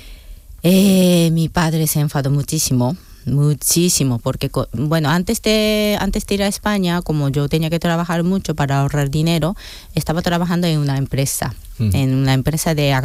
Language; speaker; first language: Spanish; non-native, fluent; Japanese